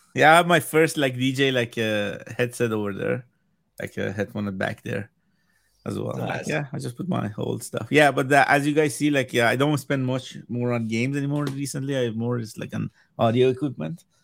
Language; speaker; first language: English; non-native, fluent; Persian